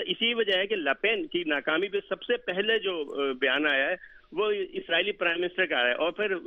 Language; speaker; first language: Urdu; native; Urdu